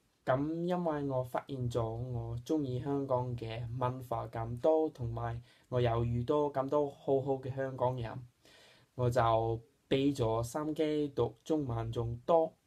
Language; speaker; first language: Cantonese; non-native, fluent; English